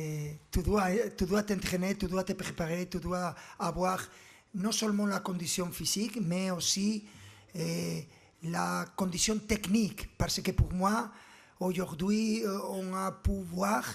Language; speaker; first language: French; non-native, learner; Spanish